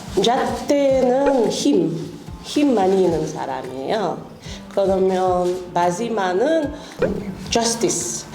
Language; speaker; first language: Korean; non-native, learner; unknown